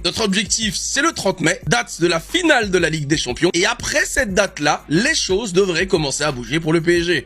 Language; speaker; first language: French; native; French